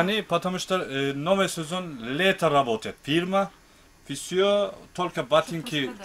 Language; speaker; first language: Russian; non-native, learner; Turkish